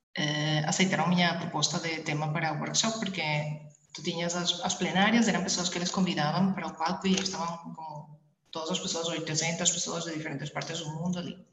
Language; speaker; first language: Portuguese; early bilingual, heritage; Spanish